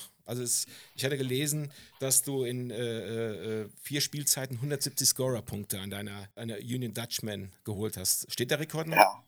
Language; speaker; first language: German; native; German